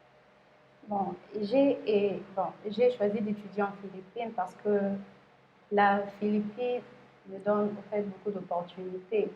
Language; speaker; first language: French; non-native, local second language; Lingala